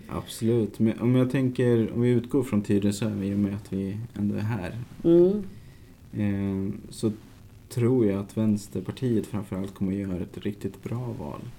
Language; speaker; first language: Swedish; native; Swedish